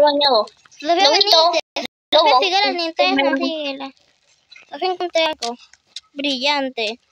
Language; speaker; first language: Spanish; native; Spanish